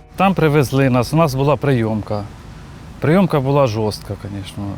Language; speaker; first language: Ukrainian; native; Ukrainian